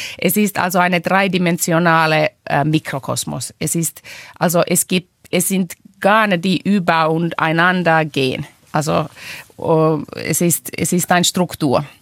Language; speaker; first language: German; non-native, fluent; Finnish